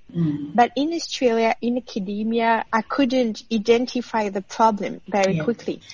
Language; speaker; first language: English; non-native, fluent; French